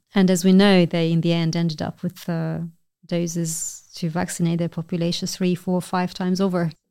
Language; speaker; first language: English; non-native, fluent; Albanian